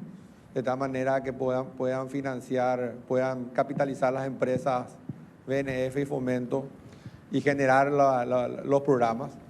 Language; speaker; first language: Spanish; native; Spanish